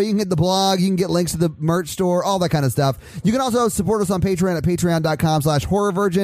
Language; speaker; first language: English; native; English